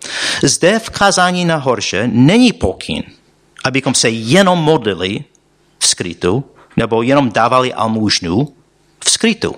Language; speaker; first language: Czech; non-native, fluent; English